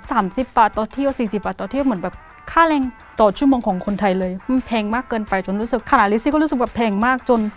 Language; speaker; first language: Thai; non-native, fluent; Korean